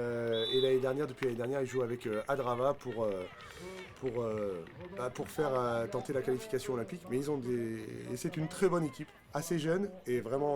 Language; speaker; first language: French; native; French